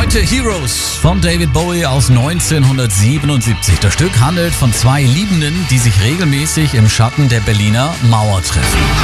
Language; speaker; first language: German; native; German